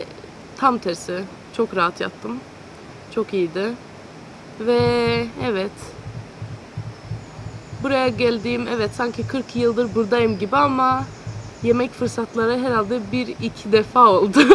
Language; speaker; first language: Turkish; early bilingual, heritage; Turkish